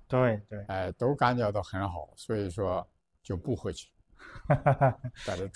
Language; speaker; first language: Chinese; native; Chinese